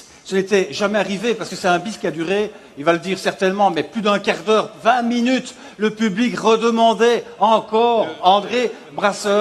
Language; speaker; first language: French; native; French